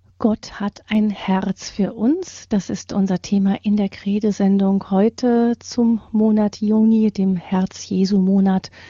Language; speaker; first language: German; native; German